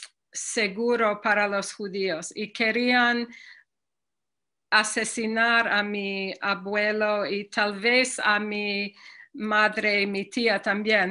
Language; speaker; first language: Spanish; non-native, fluent; English